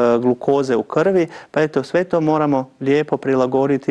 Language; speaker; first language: Croatian; native; Croatian